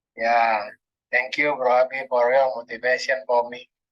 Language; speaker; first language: English; non-native, learner; Indonesian